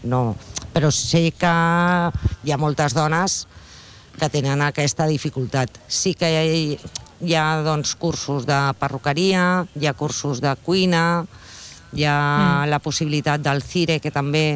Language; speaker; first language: Catalan; non-native, local second language; Spanish